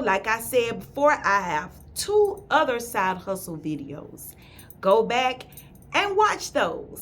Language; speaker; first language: English; native; English